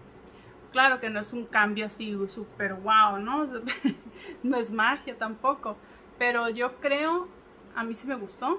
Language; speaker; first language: Spanish; native; Spanish